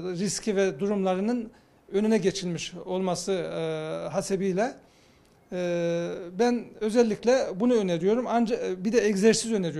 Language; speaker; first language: Turkish; native; Turkish